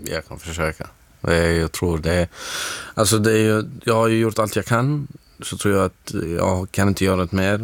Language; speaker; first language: Swedish; non-native, fluent; Arabic